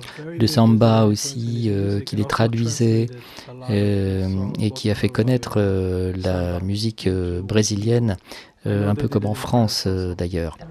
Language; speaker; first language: French; non-native, fluent; Hebrew